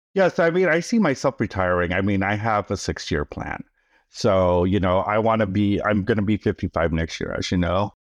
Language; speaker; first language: English; early bilingual, other home language; Filipino